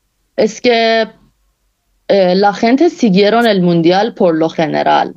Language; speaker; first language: Spanish; non-native, fluent; Persian